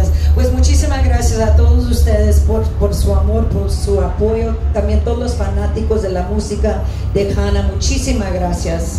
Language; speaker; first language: Spanish; early bilingual, heritage; English